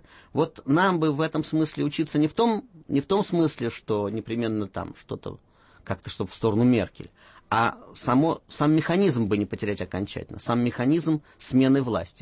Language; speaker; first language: Russian; native; Russian